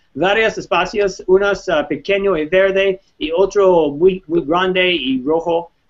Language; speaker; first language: Spanish; non-native, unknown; English